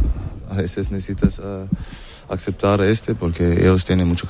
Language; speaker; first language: Spanish; non-native, learner; German